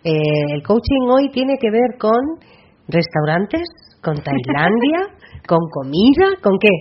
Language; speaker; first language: Spanish; native; Spanish